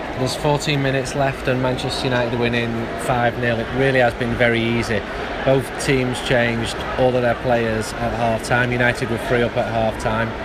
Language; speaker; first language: English; native; English